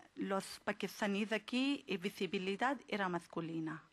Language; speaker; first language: Spanish; non-native, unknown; Urdu